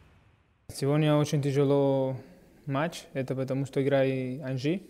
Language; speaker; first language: Russian; non-native, learner; Portuguese